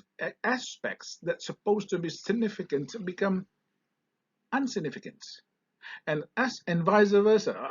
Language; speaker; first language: English; non-native, local second language; Malay